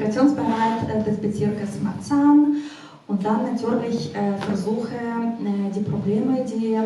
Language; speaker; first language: German; non-native, fluent; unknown